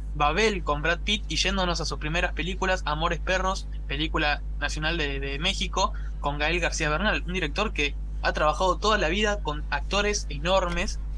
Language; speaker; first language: Spanish; native; Spanish